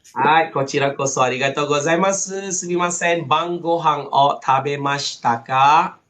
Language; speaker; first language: Japanese; non-native, fluent; Malay